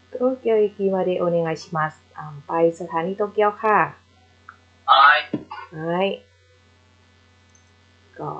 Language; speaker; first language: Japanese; non-native, learner; Thai